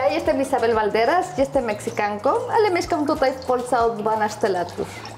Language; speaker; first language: Polish; non-native, learner; Spanish